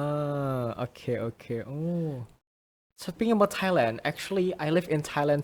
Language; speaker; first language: English; non-native, fluent; Indonesian